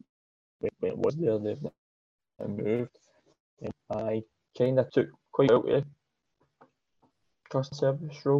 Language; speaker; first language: English; native; English